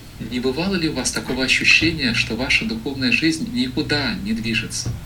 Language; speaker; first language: Russian; native; Russian